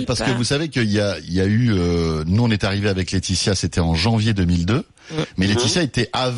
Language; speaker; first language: French; native; French